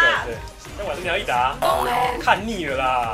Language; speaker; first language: Chinese; native; Chinese